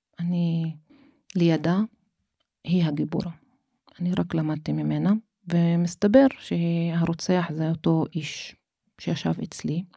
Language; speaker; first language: Hebrew; non-native, local second language; Arabic